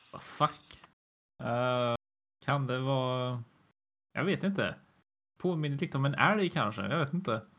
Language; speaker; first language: Swedish; native; Swedish